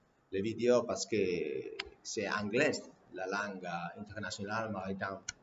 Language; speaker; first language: French; non-native, learner; Spanish